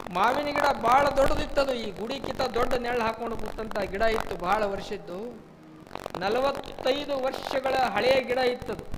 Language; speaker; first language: Kannada; native; Kannada